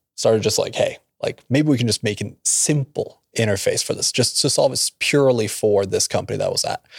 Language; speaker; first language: English; non-native, fluent; Norwegian